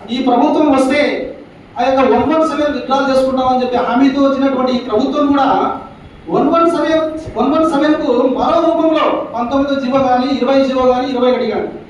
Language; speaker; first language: Telugu; native; Telugu